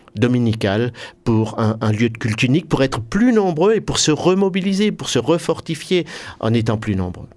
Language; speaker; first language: French; native; French